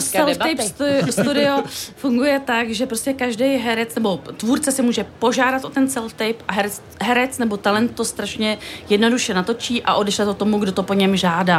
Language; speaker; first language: Czech; native; Czech